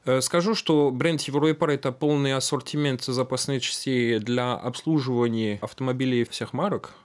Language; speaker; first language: Russian; non-native, fluent; French